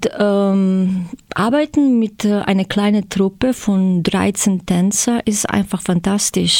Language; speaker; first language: German; non-native, fluent; Croatian